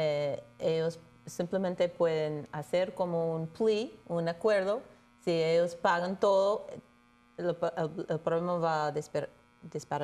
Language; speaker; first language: Spanish; non-native, fluent; English